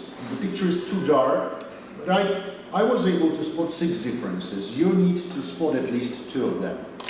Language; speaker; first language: English; non-native, fluent; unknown